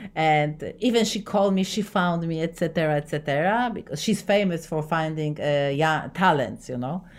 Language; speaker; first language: English; non-native, fluent; Polish